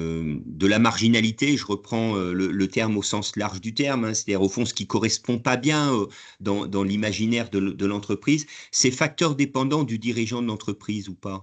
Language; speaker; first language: French; native; French